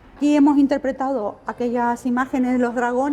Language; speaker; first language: Spanish; native; Spanish